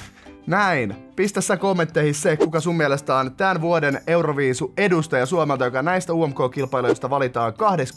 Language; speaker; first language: Finnish; native; Finnish